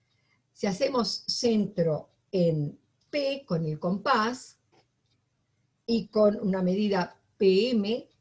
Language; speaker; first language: Spanish; native; Spanish